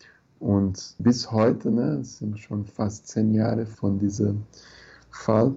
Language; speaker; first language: German; non-native, fluent; Portuguese